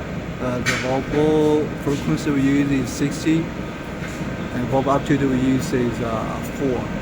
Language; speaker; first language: English; non-native, learner; Chinese